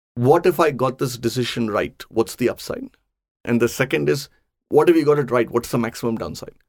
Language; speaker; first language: English; non-native, local second language; Tamil